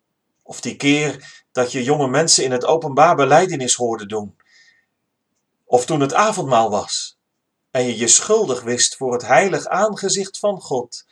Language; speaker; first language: Dutch; native; Dutch